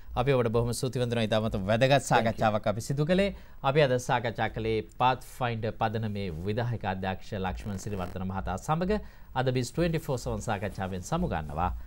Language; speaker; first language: Sinhala; native; Sinhala